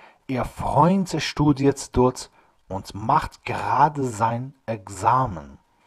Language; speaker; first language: German; non-native, fluent; Persian